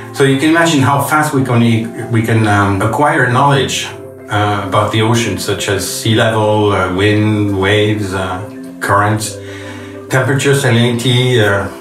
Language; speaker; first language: English; non-native, fluent; French